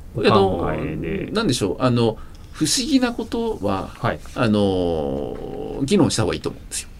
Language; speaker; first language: Japanese; native; Japanese